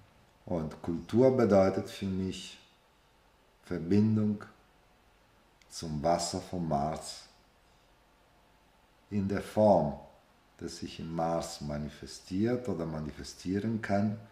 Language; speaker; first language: German; non-native, fluent; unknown